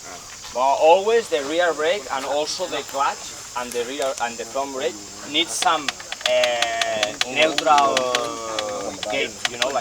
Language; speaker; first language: English; non-native, fluent; Spanish